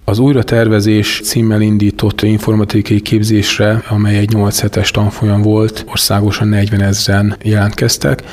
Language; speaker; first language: Hungarian; native; Hungarian